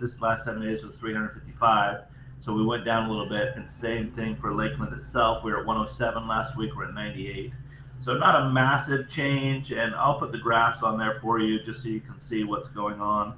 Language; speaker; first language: English; native; English